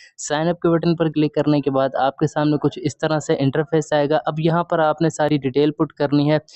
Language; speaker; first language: Urdu; non-native, local second language; Punjabi